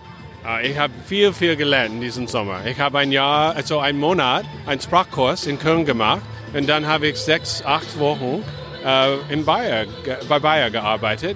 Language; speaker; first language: German; non-native, fluent; English